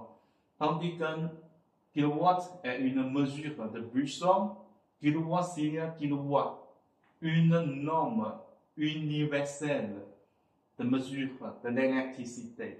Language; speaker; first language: French; non-native, fluent; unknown